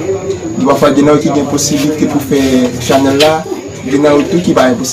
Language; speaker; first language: French; non-native, learner; Haitian Creole